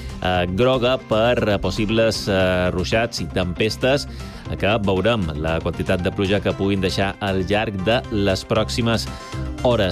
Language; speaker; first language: Catalan; native; Catalan